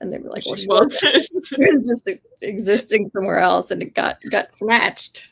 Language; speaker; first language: English; native; English